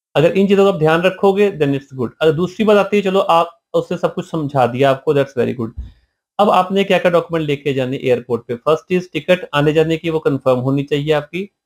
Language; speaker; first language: Hindi; non-native, local second language; Punjabi